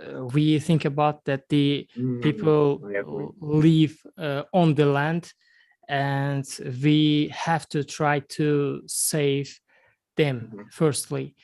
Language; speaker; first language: English; non-native, learner; Azerbaijani